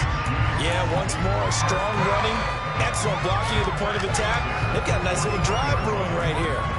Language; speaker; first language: English; native; English